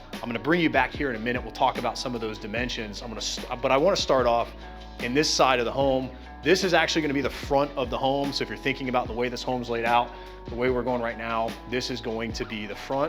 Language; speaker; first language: English; native; English